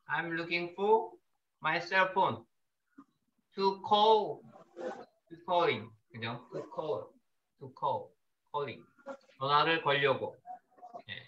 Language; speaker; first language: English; non-native, learner; Korean